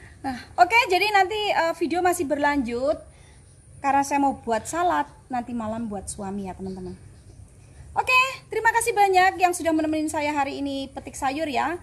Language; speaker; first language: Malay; non-native, local second language; Javanese